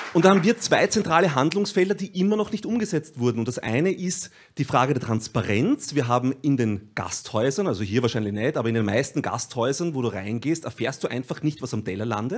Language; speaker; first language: German; native; German